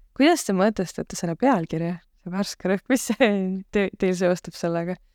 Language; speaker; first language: Estonian; native; Estonian